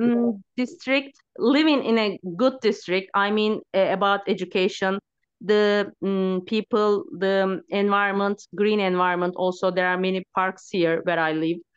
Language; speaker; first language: English; non-native, learner; Turkish